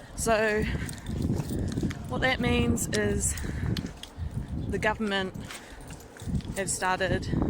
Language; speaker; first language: English; native; English